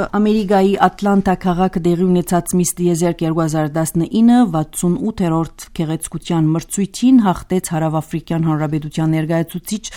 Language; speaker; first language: Armenian; early bilingual, heritage; Armenian